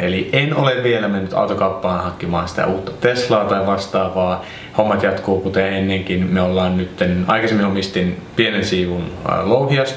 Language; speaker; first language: Finnish; native; Finnish